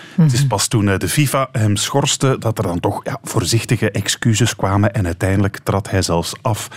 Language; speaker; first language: Dutch; native; Dutch